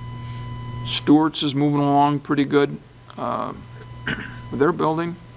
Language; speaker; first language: English; native; English